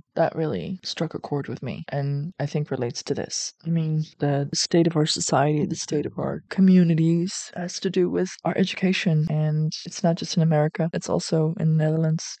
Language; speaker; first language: English; non-native, fluent; Dutch